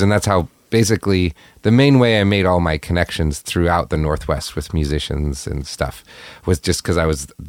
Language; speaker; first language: English; native; English